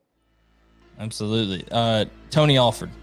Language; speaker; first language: English; native; English